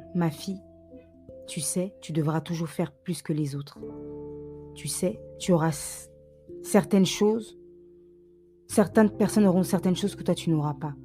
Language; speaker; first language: French; native; French